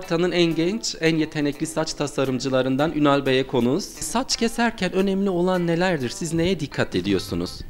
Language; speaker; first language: Turkish; native; Turkish